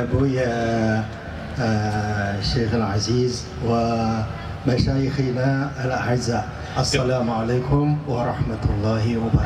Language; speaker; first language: Arabic; non-native, fluent; Chinese